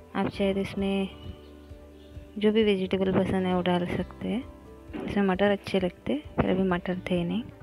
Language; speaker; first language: Hindi; non-native, local second language; Marathi